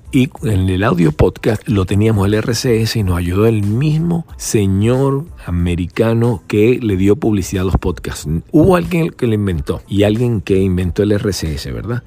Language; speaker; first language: Spanish; native; Spanish